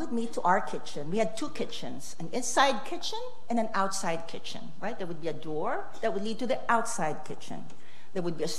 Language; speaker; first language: English; non-native, local second language; Filipino